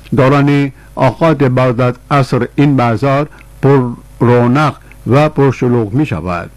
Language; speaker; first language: Persian; non-native, fluent; Urdu